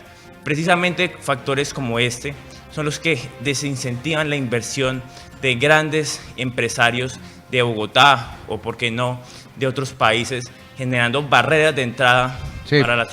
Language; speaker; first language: Spanish; native; Spanish